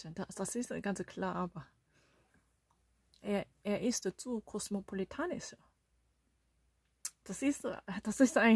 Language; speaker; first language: German; non-native, learner; Korean